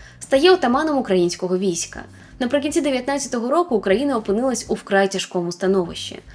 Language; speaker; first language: Ukrainian; non-native, local second language; Russian